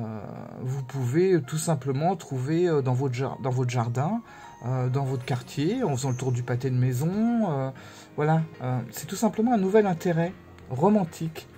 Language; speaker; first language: French; native; French